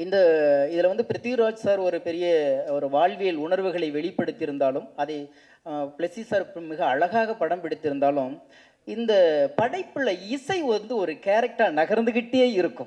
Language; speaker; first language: Tamil; native; Tamil